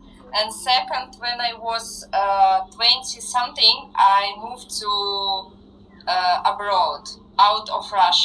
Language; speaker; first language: English; non-native, fluent; Russian